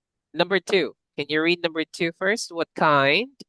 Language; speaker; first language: English; non-native, fluent; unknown